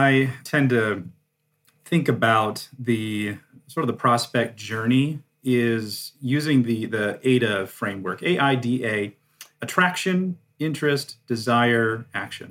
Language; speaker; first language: English; native; English